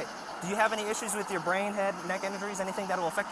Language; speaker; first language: English; native; English